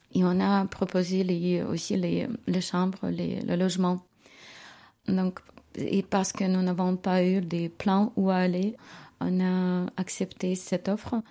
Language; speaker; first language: French; non-native, fluent; Ukrainian